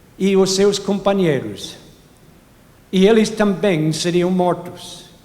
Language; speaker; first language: Portuguese; non-native, fluent; English